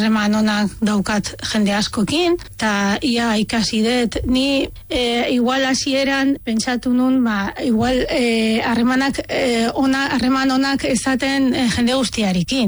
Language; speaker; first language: Basque; non-native, fluent; Arabic